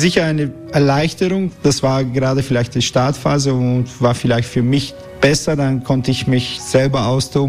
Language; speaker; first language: German; native; German